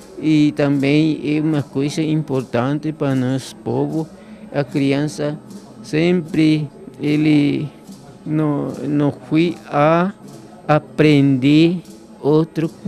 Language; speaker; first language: Portuguese; non-native, local second language; Guarani